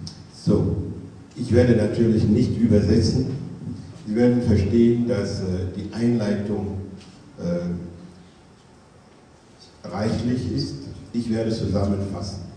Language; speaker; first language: German; non-native, fluent; French